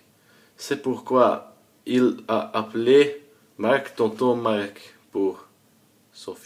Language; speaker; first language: French; non-native, learner; Dutch